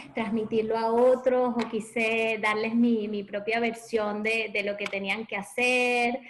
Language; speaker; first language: Spanish; native; Spanish